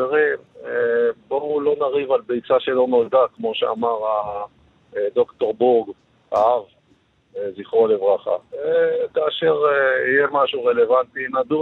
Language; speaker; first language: Hebrew; native; Hebrew